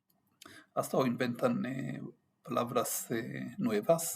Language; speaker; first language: Spanish; non-native, fluent; Hebrew